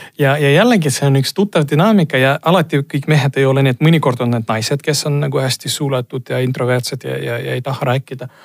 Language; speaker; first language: Estonian; non-native, local second language; Russian